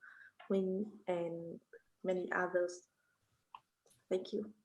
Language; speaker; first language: English; non-native, fluent; Vietnamese